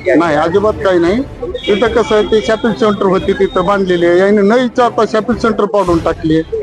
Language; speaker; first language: Marathi; native; Marathi